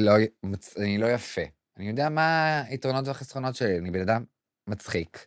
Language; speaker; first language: Hebrew; native; Hebrew